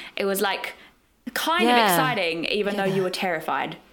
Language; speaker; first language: English; native; English